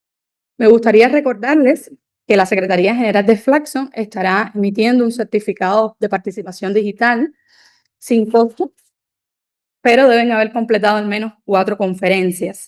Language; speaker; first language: Spanish; native; Spanish